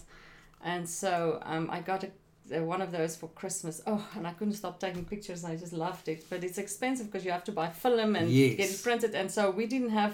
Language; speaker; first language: English; non-native, local second language; Afrikaans